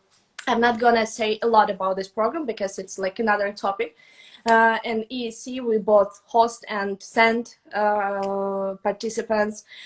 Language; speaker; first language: English; non-native, fluent; Russian